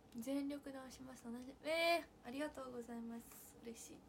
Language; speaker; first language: Japanese; native; Japanese